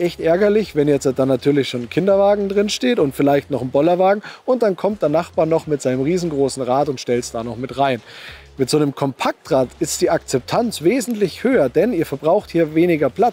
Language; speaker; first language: German; native; German